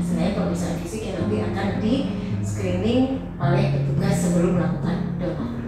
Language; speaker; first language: Indonesian; native; Indonesian